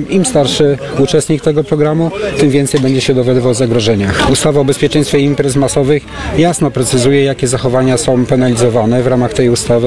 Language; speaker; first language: Polish; native; Polish